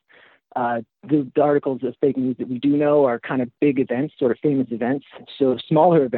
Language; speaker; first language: English; native; English